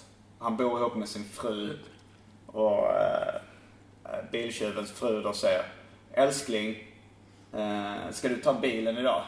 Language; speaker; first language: Swedish; native; Swedish